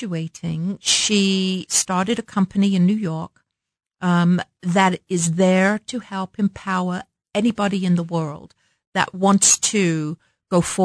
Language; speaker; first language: English; native; English